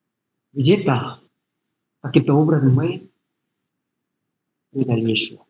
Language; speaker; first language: Russian; non-native, learner; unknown